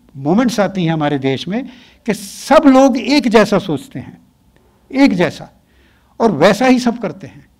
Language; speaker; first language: Hindi; native; Hindi